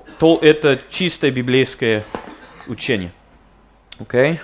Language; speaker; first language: Russian; non-native, fluent; English